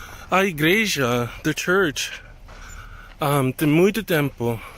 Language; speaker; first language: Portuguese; non-native, learner; English